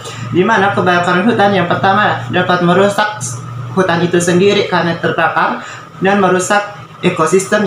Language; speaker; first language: Indonesian; native; Indonesian